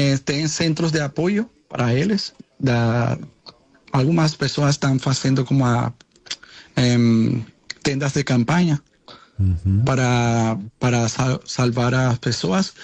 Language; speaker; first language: Portuguese; non-native, learner; Spanish